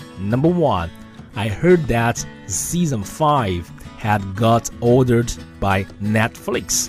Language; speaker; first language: English; non-native, fluent; Chinese